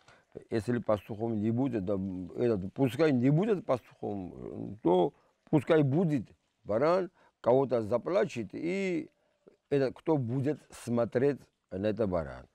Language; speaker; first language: Russian; non-native, local second language; Georgian